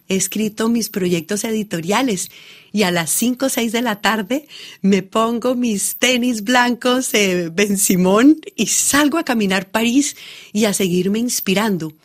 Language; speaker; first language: Spanish; native; Spanish